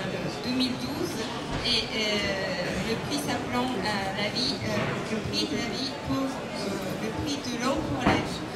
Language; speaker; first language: French; non-native, learner; Japanese